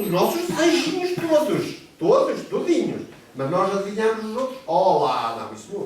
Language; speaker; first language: Portuguese; native; Portuguese